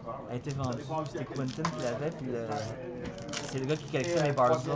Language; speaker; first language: French; native; French